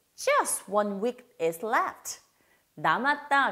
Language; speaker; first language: English; non-native, fluent; Korean